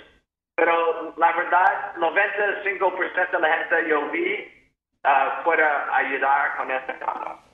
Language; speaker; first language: Spanish; non-native, fluent; English